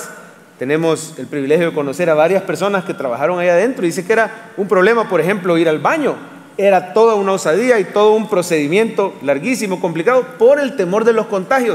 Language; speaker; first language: Spanish; native; Spanish